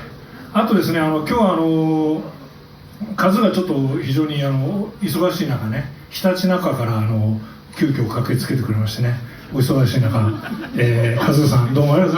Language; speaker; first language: Japanese; native; Japanese